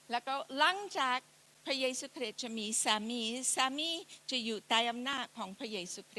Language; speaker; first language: Thai; non-native, fluent; English